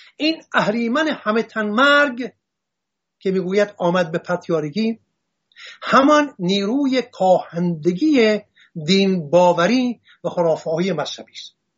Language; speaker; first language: Persian; non-native, local second language; Assyrian Neo-Aramaic